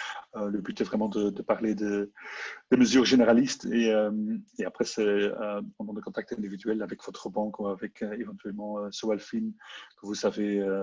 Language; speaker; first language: French; non-native, local second language; Dutch